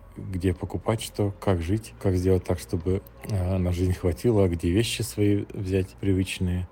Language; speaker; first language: Russian; native; Russian